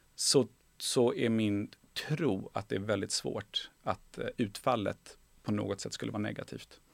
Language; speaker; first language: Swedish; early bilingual, other home language; Persian